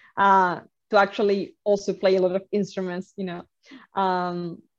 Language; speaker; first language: English; non-native, fluent; Spanish